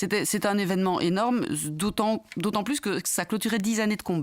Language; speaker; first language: French; native; French